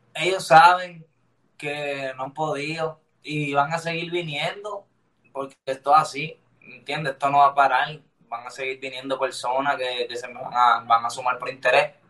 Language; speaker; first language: Spanish; native; Spanish